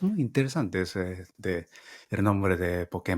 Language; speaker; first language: Spanish; non-native, fluent; Japanese